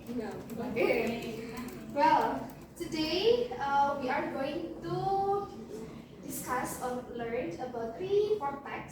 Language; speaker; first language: English; non-native, learner; Indonesian